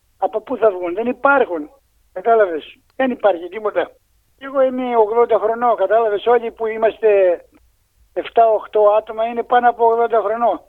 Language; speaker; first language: Greek; native; Greek